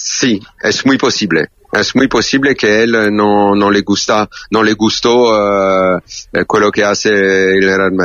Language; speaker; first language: Spanish; non-native, learner; French